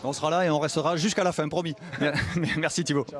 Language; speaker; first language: French; native; French